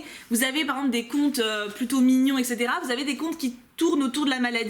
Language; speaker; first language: French; native; French